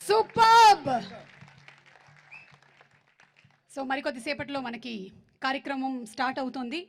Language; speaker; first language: Telugu; native; Telugu